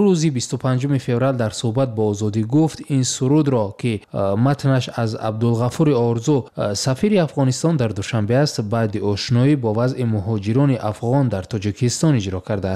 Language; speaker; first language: Tajik; native; Tajik